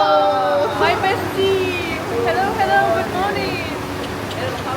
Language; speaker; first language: English; non-native, learner; Russian